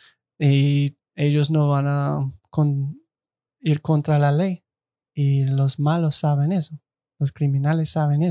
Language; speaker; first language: Spanish; non-native, fluent; English